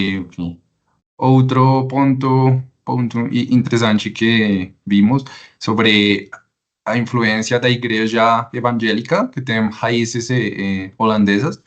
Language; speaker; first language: Portuguese; non-native, fluent; Spanish